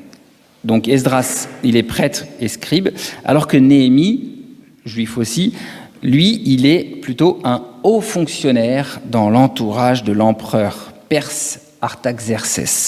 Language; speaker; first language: French; native; French